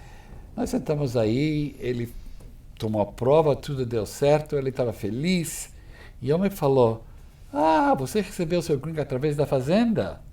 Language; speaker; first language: Portuguese; non-native, fluent; English